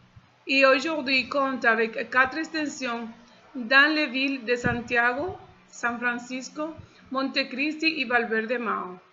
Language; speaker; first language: French; non-native, fluent; Spanish